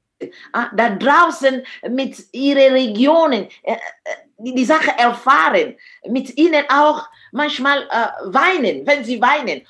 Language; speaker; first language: German; non-native, fluent; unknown